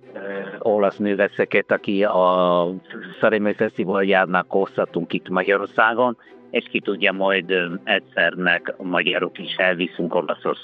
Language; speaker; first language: Hungarian; non-native, fluent; Italian